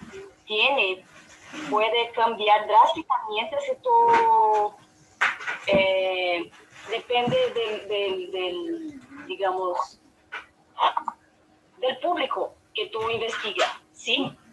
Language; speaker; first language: Spanish; non-native, fluent; Portuguese